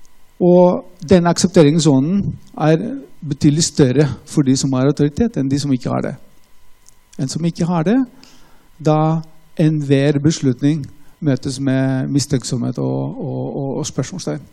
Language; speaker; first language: Norwegian; non-native, fluent; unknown